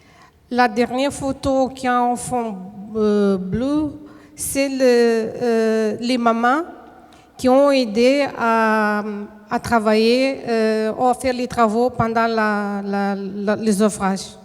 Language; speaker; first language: French; non-native, fluent; Portuguese